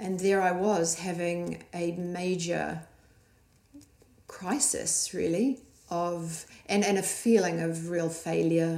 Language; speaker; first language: English; native; English